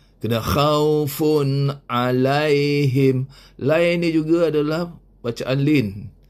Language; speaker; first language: Malay; native; Malay